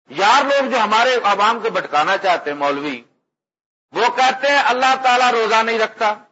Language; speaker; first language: Urdu; non-native, local second language; Punjabi